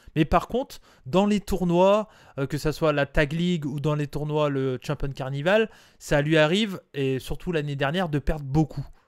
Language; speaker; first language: French; native; French